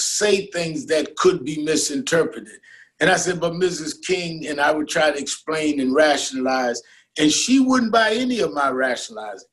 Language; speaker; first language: English; native; English